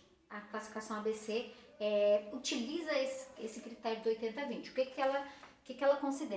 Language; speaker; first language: Portuguese; native; Portuguese